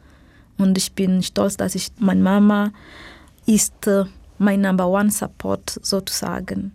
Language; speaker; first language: German; non-native, learner; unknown